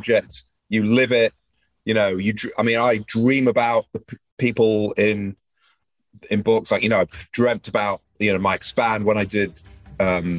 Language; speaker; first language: English; native; English